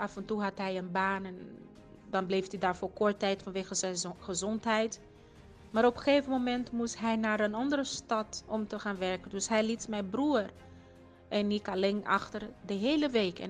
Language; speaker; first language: Dutch; non-native, fluent; Portuguese